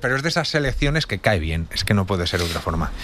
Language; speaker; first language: Spanish; native; Spanish